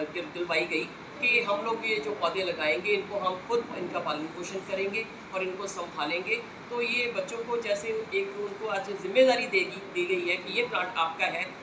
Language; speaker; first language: Hindi; non-native, local second language; Punjabi